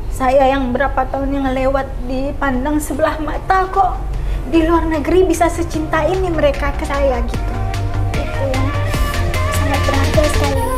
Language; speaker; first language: Indonesian; non-native, local second language; Minangkabau